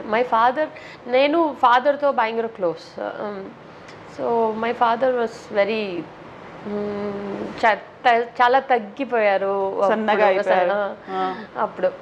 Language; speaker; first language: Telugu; non-native, local second language; Tamil